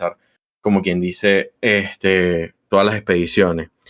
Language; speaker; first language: Spanish; native; Spanish